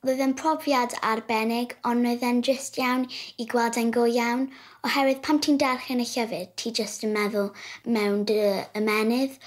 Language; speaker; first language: Welsh; non-native, local second language; English